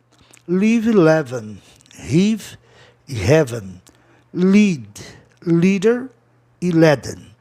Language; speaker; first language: English; non-native, fluent; Portuguese